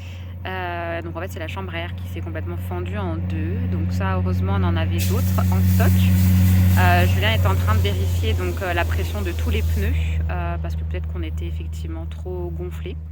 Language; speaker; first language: French; native; French